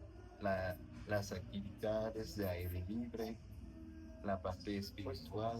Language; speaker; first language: Spanish; non-native, learner; French